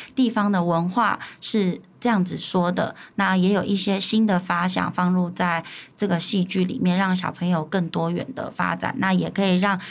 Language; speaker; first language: Chinese; native; Chinese